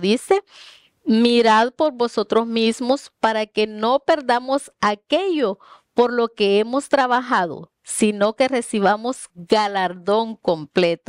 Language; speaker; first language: Spanish; native; Spanish